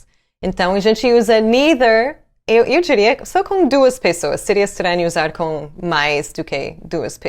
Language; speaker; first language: Portuguese; non-native, fluent; English